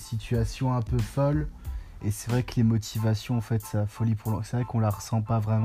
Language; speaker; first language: French; native; French